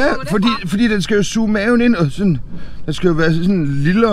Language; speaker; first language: Danish; native; Danish